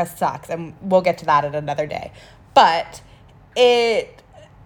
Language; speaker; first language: English; native; English